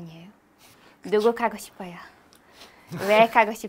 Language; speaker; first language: Korean; non-native, learner; Hebrew